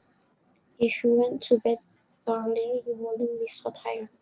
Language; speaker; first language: English; non-native, learner; Indonesian